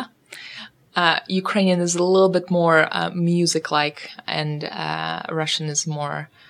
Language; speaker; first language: English; non-native, fluent; Russian